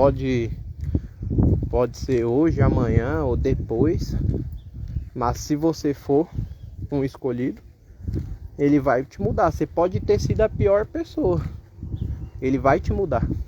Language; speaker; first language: Portuguese; native; Portuguese